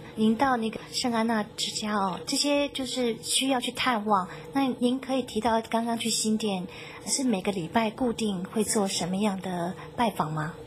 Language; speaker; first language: Chinese; native; Chinese